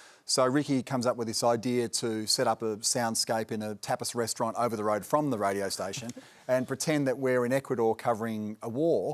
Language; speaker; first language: English; native; English